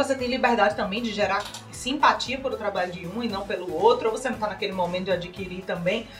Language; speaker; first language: Portuguese; native; Portuguese